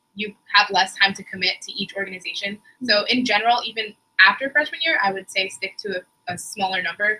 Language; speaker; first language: English; native; English